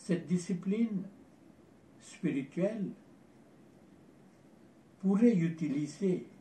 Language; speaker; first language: French; non-native, fluent; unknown